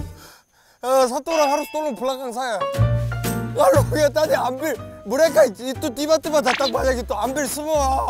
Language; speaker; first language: Indonesian; non-native, learner; Korean